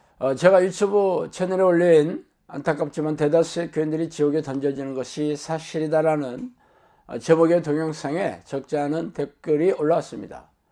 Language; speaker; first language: Korean; native; Korean